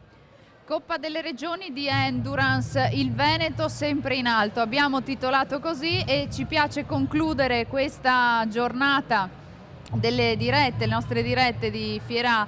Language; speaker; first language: Italian; native; Italian